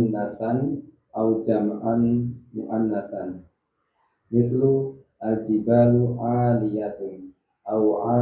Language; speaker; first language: Arabic; non-native, learner; Indonesian